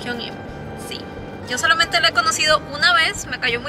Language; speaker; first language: Spanish; native; Spanish